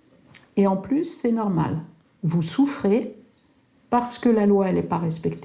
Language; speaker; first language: French; native; French